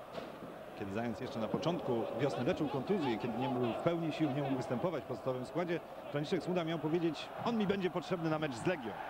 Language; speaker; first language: Polish; native; Polish